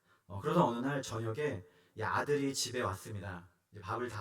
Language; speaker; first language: Korean; native; Korean